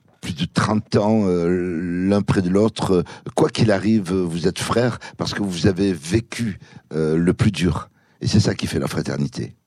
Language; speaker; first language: French; early bilingual, other home language; Kabyle